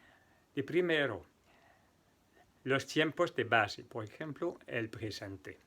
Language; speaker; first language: Spanish; non-native, fluent; French